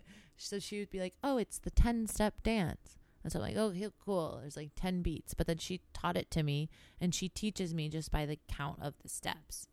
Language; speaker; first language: English; early bilingual, other home language; Greek